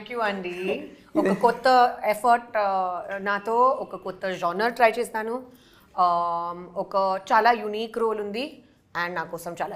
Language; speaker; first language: Telugu; non-native, learner; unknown